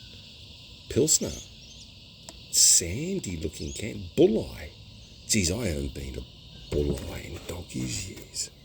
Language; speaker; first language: English; native; English